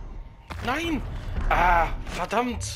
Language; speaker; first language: German; native; German